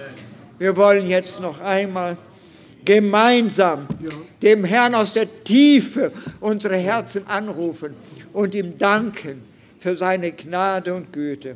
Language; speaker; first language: German; non-native, fluent; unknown